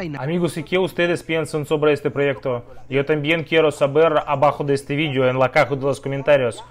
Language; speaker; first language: Spanish; non-native, learner; Russian